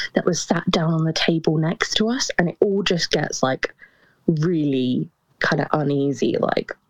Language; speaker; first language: English; native; English